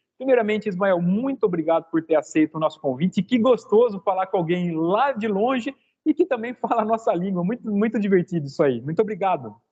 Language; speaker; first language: Portuguese; native; Portuguese